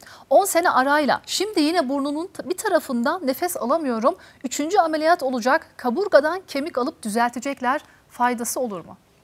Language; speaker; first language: Turkish; native; Turkish